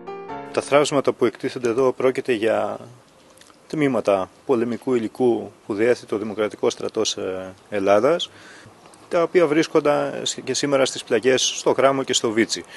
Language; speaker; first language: Greek; native; Greek